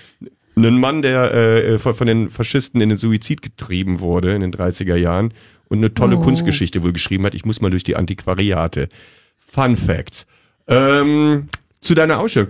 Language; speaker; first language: German; native; German